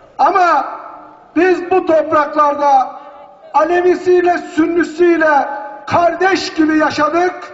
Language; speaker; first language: Turkish; native; Turkish